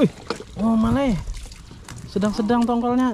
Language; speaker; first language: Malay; non-native, local second language; Banjar